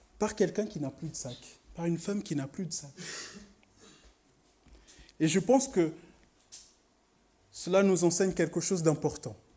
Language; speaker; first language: French; native; French